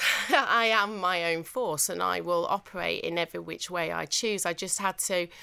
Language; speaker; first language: English; native; English